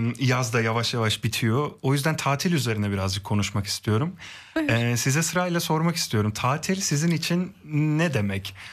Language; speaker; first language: Turkish; early bilingual, other home language; German